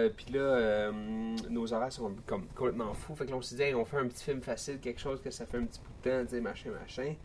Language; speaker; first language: French; native; French